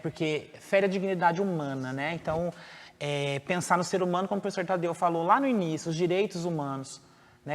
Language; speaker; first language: Portuguese; native; Portuguese